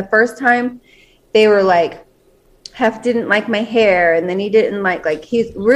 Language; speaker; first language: English; native; English